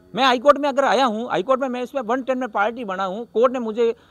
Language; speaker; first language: Hindi; native; Hindi